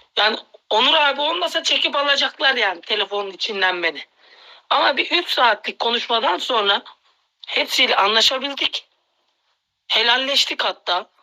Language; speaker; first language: Turkish; native; Turkish